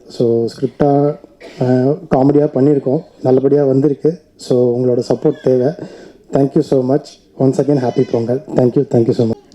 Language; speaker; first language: Tamil; native; Tamil